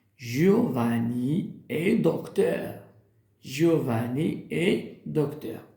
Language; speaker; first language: French; non-native, local second language; Arabic